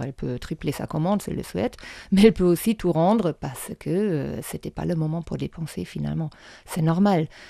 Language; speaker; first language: French; non-native, fluent; German